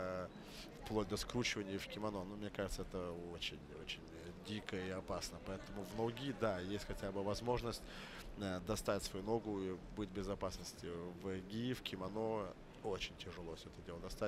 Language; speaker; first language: Russian; native; Russian